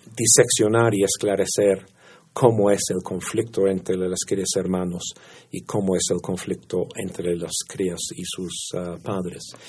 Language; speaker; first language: Spanish; non-native, fluent; English